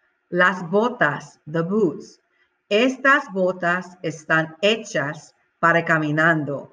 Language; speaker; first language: Spanish; non-native, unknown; English